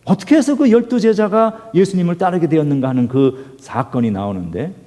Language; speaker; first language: Korean; native; Korean